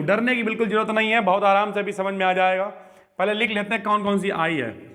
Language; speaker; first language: Hindi; native; Hindi